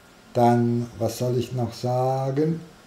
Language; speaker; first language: German; non-native, fluent; Italian